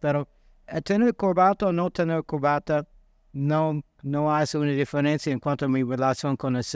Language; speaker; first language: Spanish; non-native, fluent; English